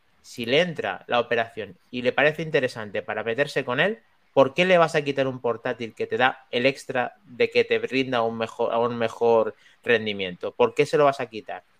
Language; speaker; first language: Spanish; native; Spanish